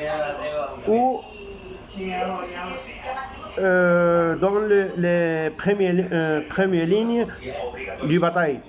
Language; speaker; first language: French; non-native, local second language; Arabic